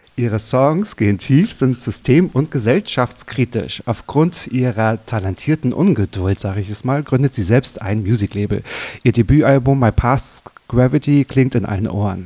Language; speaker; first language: German; native; German